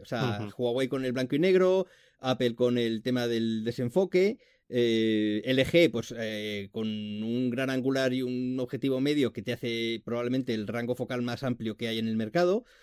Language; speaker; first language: Spanish; native; Spanish